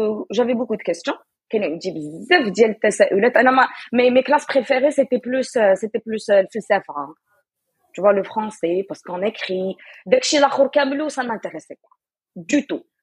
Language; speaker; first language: French; non-native, local second language; Arabic